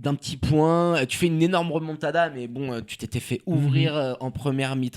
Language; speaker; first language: French; native; French